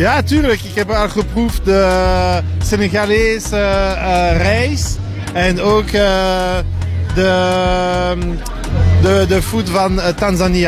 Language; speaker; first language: Dutch; non-native, learner; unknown